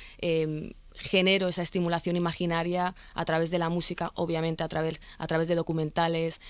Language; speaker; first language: Spanish; early bilingual, other home language; Arabic